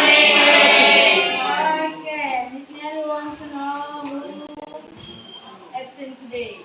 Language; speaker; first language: English; non-native, learner; Indonesian